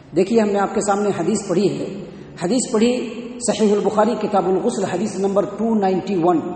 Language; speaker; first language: Urdu; native; Urdu